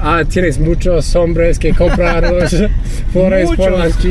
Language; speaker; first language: Spanish; non-native, learner; English